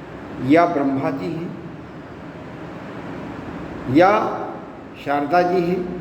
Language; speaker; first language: Hindi; native; Hindi